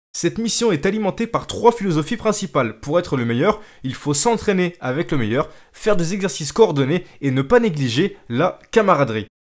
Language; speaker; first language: French; native; French